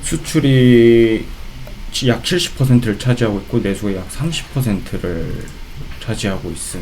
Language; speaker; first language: Korean; native; Korean